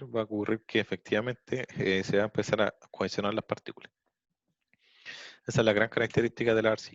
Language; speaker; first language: Spanish; native; Spanish